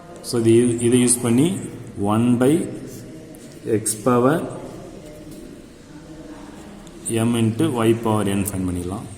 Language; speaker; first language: Tamil; native; Tamil